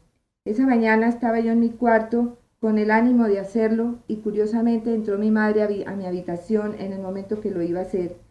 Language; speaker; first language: Spanish; native; Spanish